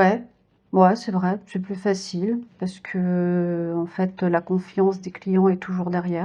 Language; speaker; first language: French; native; French